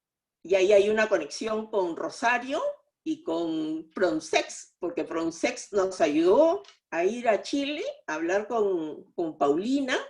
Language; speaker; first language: Spanish; native; Spanish